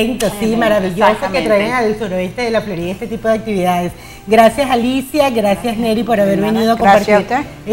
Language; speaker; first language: Spanish; native; Spanish